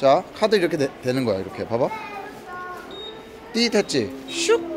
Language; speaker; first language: Korean; native; Korean